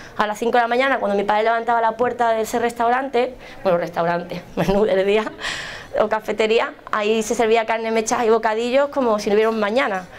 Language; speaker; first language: Spanish; native; Spanish